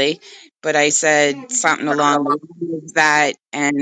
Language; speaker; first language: English; native; English